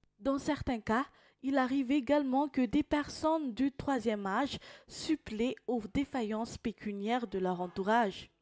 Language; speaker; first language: French; non-native, local second language; Malagasy